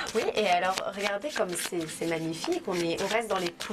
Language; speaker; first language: French; native; French